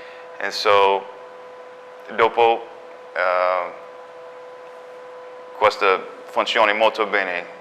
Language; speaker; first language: Italian; non-native, learner; English